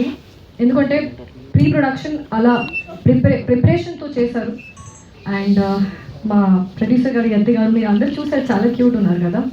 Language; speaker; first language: Telugu; non-native, local second language; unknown